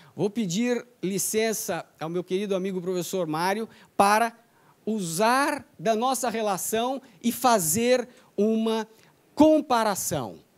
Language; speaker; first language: Portuguese; native; Portuguese